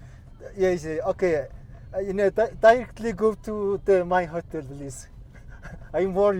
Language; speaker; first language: English; non-native, learner; Mongolian